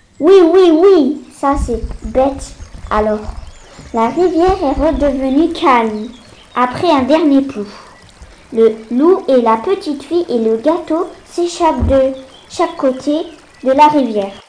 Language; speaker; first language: French; native; French